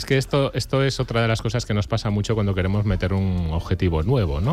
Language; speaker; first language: Spanish; native; Spanish